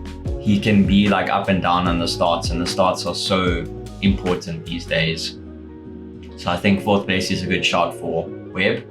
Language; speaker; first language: English; native; English